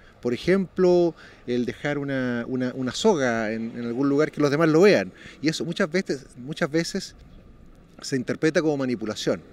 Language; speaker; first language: Spanish; native; Spanish